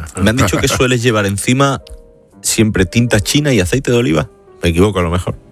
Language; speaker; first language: Spanish; native; Spanish